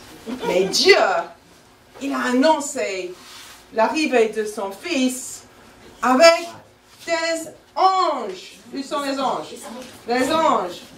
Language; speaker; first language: French; non-native, fluent; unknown